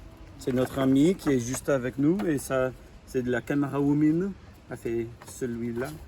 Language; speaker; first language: French; non-native, fluent; English